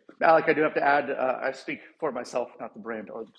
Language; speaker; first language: English; native; English